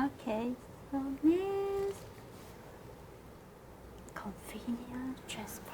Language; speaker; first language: English; non-native, learner; Vietnamese